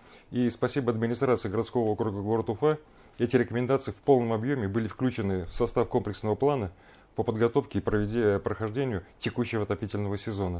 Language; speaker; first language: Russian; native; Russian